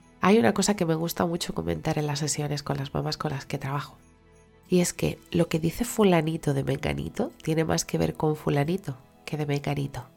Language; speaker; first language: Spanish; native; Spanish